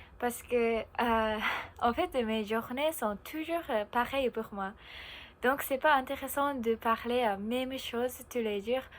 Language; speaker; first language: French; non-native, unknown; Japanese